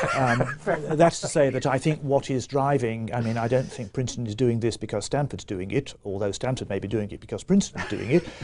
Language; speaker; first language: English; native; English